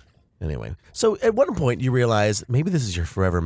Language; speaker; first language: English; native; English